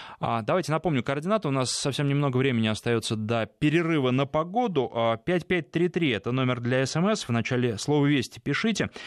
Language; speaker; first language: Russian; native; Russian